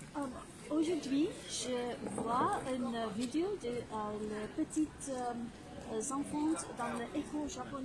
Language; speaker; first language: French; non-native, learner; English